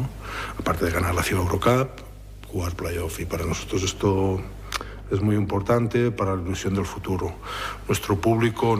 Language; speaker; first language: Spanish; non-native, local second language; Catalan